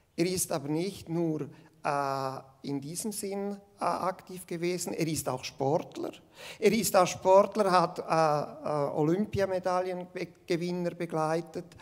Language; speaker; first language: German; non-native, local second language; Romansh